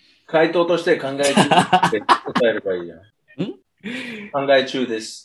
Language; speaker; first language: Japanese; non-native, fluent; English